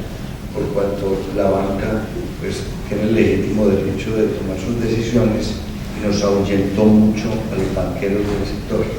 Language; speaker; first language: Spanish; native; Spanish